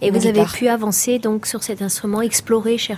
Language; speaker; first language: French; native; French